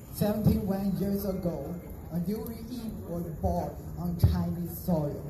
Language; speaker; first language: English; non-native, fluent; Chinese